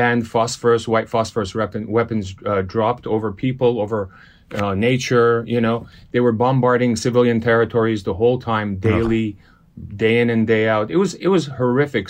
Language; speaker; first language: English; early bilingual, other home language; Armenian